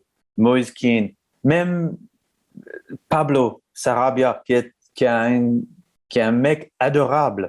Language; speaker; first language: French; non-native, fluent; English